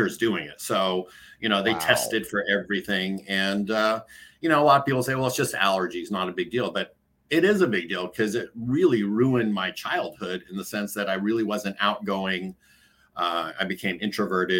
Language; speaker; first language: English; native; English